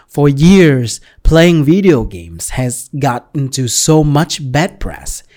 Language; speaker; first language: English; non-native, fluent; Vietnamese